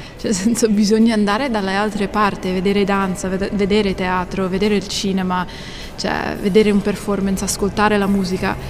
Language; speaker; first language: Italian; non-native, fluent; English